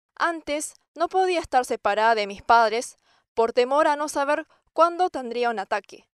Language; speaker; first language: Spanish; non-native, fluent; English